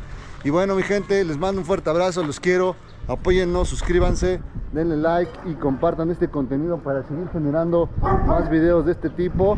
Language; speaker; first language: Spanish; native; Spanish